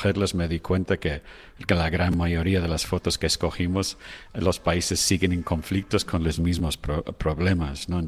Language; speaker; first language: Spanish; non-native, fluent; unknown